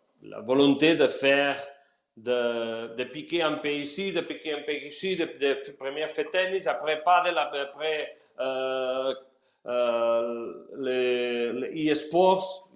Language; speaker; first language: French; non-native, learner; Spanish